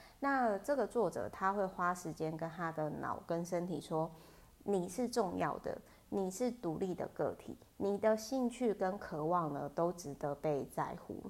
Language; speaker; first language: Chinese; native; Chinese